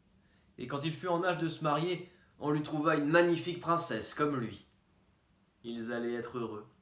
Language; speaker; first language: French; native; French